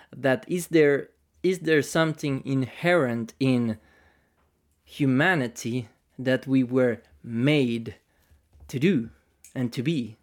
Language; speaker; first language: English; non-native, fluent; Finnish